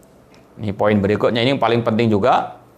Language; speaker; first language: Indonesian; native; Indonesian